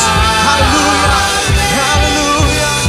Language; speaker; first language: Portuguese; native; Portuguese